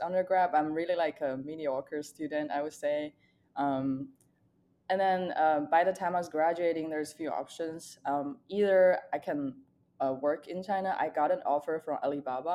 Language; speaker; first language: English; non-native, fluent; Chinese